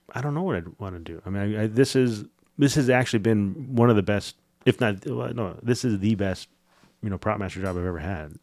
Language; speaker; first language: English; native; English